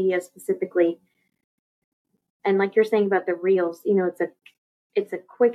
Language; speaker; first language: English; native; English